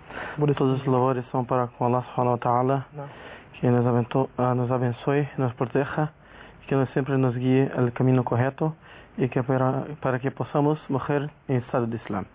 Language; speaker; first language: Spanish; non-native, learner; Portuguese